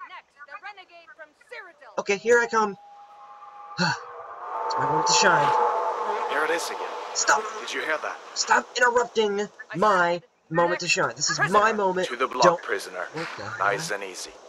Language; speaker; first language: English; native; English